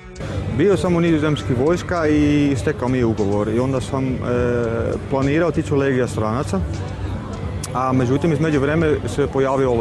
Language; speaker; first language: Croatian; non-native, learner; Dutch